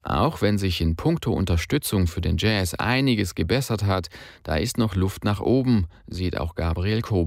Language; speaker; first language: German; native; German